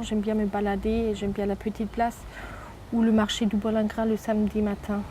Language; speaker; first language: French; non-native, fluent; German